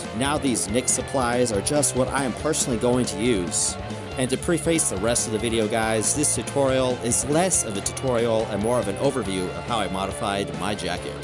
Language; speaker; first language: English; native; English